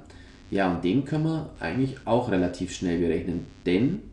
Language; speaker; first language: German; native; German